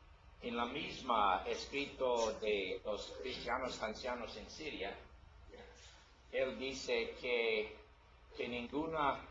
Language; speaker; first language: Spanish; non-native, learner; English